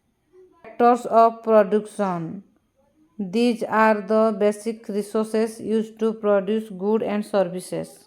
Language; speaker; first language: English; non-native, local second language; Odia